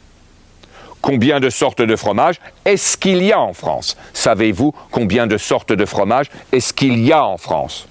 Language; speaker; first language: French; native; French